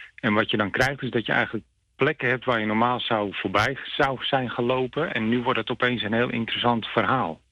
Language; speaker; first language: Dutch; native; Dutch